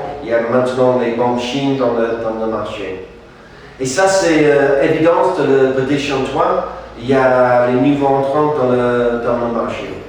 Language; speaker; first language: French; non-native, fluent; English